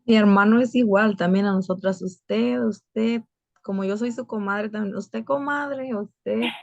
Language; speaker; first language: Spanish; native; Spanish